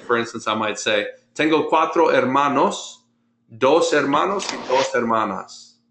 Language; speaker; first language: Spanish; non-native, fluent; English